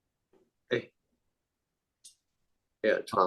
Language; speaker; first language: Chinese; non-native, learner; Indonesian